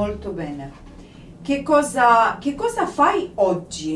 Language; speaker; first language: Italian; non-native, fluent; Polish